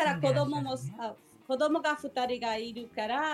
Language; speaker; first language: Japanese; non-native, learner; Spanish